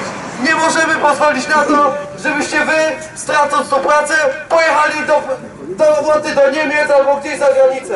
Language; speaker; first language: Polish; native; Polish